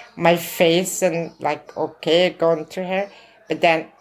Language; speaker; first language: English; non-native, learner; Arabic